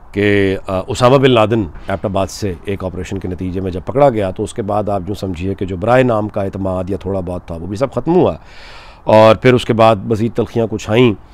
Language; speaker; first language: Urdu; native; Urdu